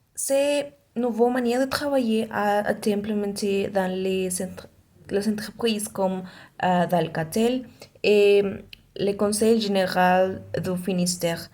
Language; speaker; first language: French; non-native, learner; Spanish